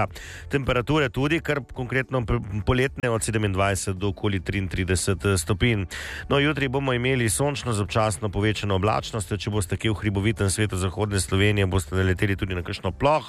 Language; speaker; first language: Slovenian; native; Slovenian